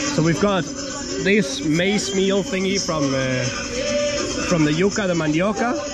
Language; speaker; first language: English; non-native, fluent; Danish